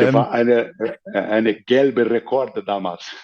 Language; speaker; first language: German; non-native, fluent; Portuguese